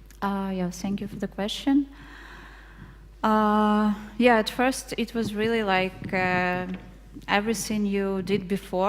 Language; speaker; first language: English; non-native, fluent; Ukrainian